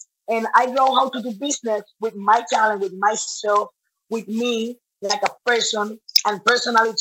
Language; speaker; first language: English; non-native, learner; Spanish